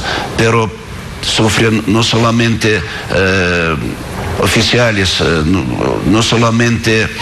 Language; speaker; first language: Spanish; non-native, fluent; Russian